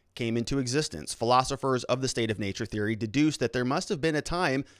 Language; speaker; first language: English; native; English